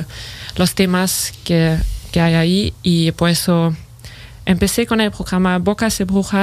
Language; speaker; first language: Spanish; non-native, fluent; German